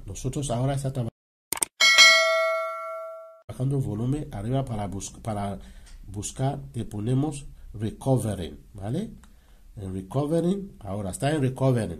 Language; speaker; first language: Spanish; non-native, learner; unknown